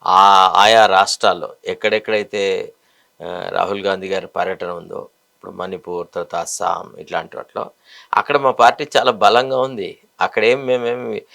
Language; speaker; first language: Telugu; native; Telugu